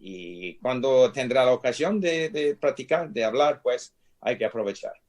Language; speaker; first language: Spanish; non-native, fluent; English